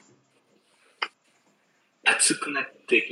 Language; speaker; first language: Japanese; non-native, learner; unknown